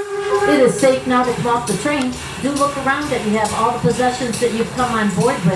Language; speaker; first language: English; native; English